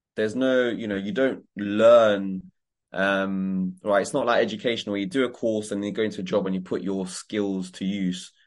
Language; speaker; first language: English; native; English